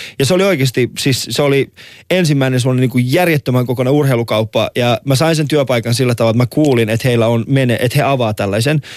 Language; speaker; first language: Finnish; early bilingual, other home language; Persian